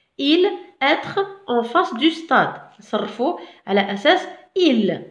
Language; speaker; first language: French; non-native, local second language; Arabic